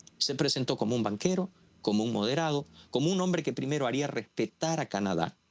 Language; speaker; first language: Spanish; native; Spanish